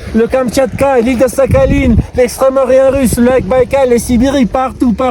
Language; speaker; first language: French; non-native, fluent; Russian